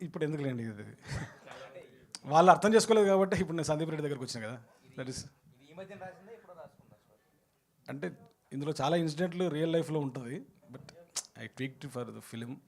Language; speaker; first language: Telugu; native; Telugu